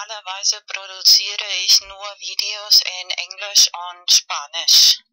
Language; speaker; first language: German; non-native, fluent; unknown